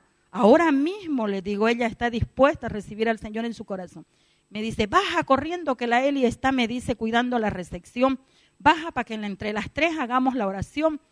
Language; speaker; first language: Spanish; native; Spanish